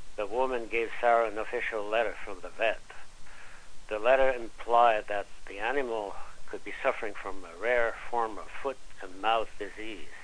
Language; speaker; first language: English; non-native, fluent; French